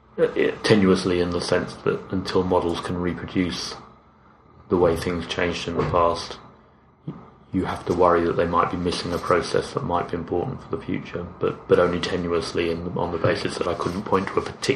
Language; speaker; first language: English; native; English